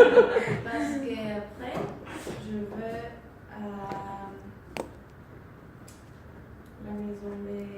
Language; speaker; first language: French; non-native, learner; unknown